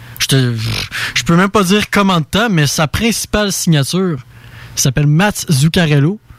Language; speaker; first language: French; native; French